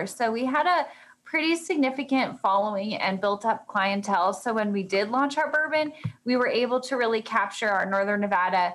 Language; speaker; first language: English; native; English